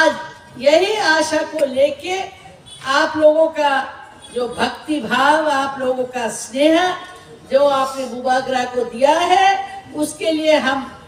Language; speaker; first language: Hindi; non-native, local second language; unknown